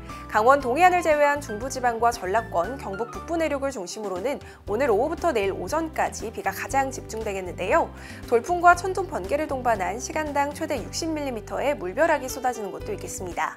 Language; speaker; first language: Korean; native; Korean